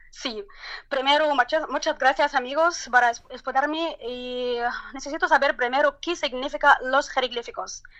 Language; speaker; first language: Spanish; non-native, learner; Arabic